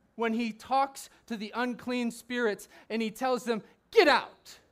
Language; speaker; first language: English; native; English